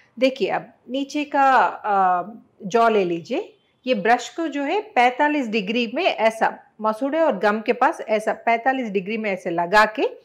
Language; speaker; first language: Hindi; non-native, local second language; Telugu